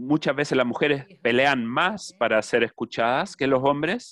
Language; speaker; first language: Spanish; non-native, fluent; English